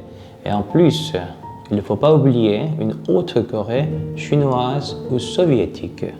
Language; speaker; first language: French; non-native, fluent; Korean